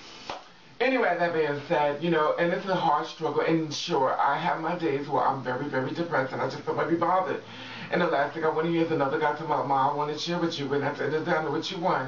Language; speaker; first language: English; native; English